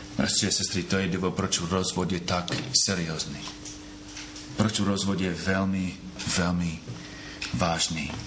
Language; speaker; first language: Czech; non-native, fluent; English